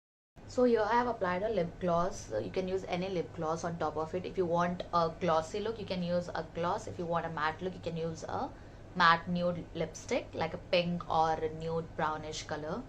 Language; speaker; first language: English; non-native, local second language; Hindi